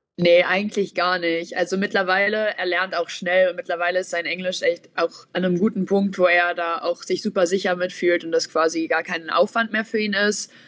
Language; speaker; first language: German; native; German